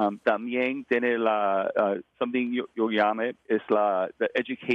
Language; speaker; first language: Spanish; non-native, learner; English